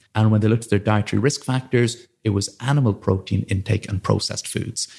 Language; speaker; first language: English; native; English